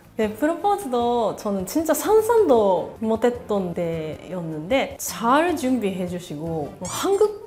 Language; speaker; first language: Korean; non-native, learner; Japanese